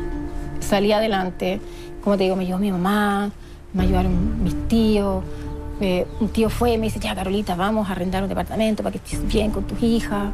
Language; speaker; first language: Spanish; native; Spanish